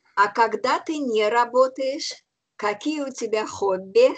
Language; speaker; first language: Russian; native; Russian